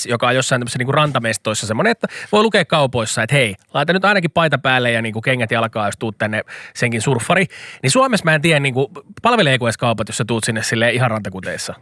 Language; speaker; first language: Finnish; native; Finnish